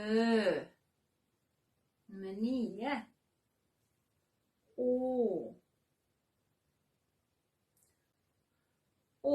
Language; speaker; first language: Swedish; non-native, fluent; Serbian